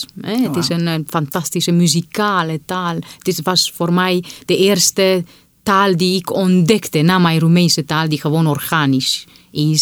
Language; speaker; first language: Dutch; non-native, fluent; Romanian